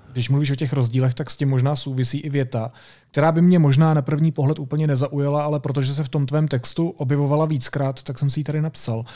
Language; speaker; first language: Czech; native; Czech